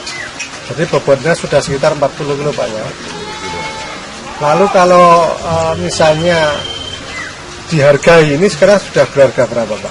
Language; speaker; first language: Indonesian; native; Indonesian